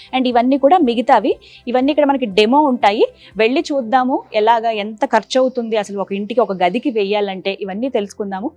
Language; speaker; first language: Telugu; native; Telugu